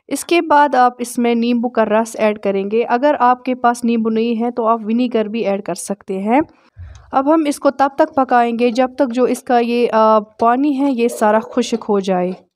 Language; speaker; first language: Urdu; non-native, local second language; Kashmiri